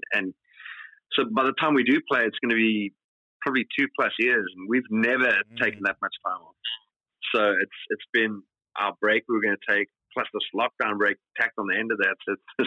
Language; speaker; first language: English; native; English